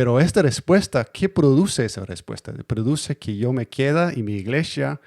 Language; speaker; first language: Spanish; non-native, learner; Danish